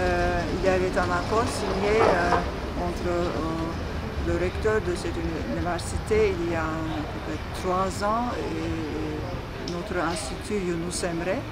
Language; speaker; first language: French; non-native, fluent; Turkish